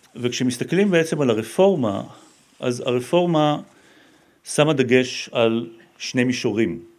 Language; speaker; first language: Hebrew; native; Hebrew